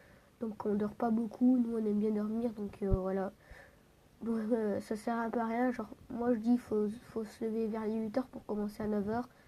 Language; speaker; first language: French; native; French